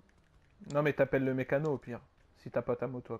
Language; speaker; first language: French; native; French